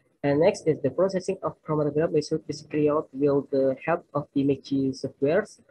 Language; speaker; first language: English; non-native, learner; Indonesian